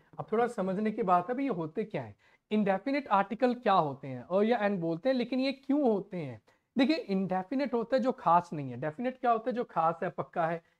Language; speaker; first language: Hindi; non-native, local second language; Punjabi